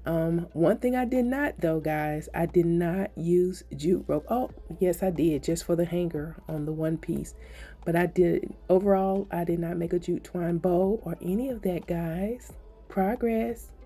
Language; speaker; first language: English; native; English